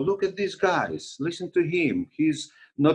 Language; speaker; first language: English; non-native, learner; Russian